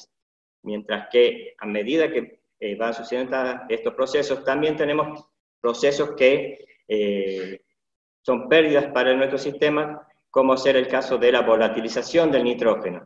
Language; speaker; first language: Spanish; native; Spanish